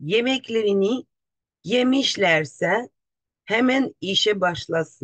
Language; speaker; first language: Turkish; non-native, fluent; Russian